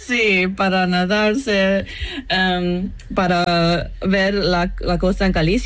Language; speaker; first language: Spanish; non-native, learner; English